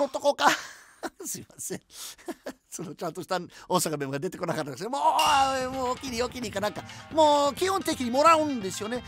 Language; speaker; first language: Japanese; non-native, fluent; English